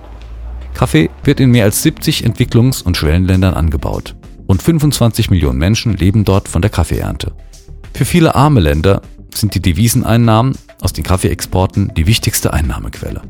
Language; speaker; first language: German; native; German